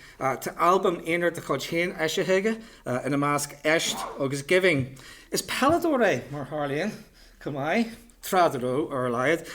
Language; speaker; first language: Irish; native; Irish